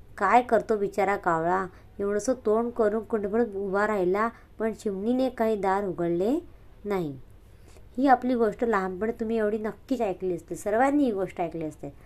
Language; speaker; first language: Marathi; non-native, local second language; Hindi